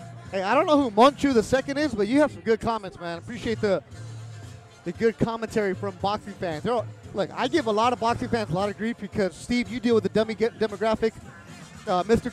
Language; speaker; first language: English; early bilingual, other home language; Spanish